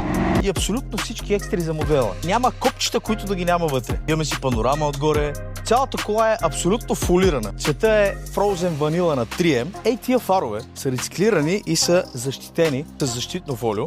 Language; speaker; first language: Bulgarian; native; Bulgarian